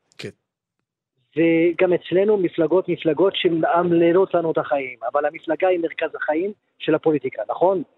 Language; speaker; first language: Hebrew; early bilingual, other home language; Arabic